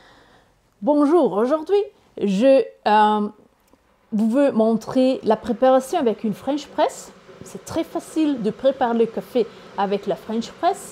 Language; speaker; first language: French; non-native, learner; Italian